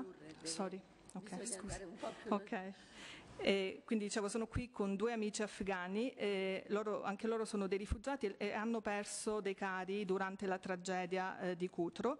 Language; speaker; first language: Italian; native; Italian